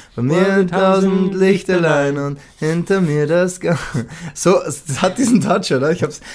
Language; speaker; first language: German; native; German